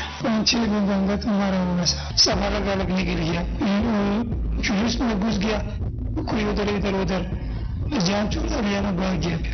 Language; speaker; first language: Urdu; non-native, local second language; Pashto